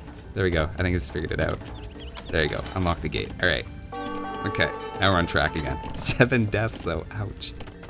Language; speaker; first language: English; native; English